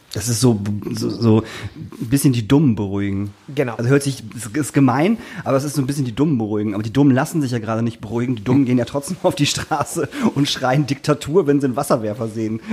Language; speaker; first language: German; native; German